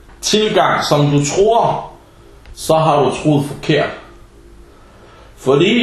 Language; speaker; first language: Danish; non-native, fluent; Arabic